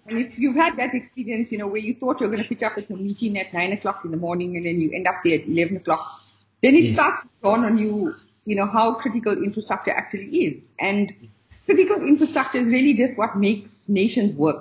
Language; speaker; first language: English; native; English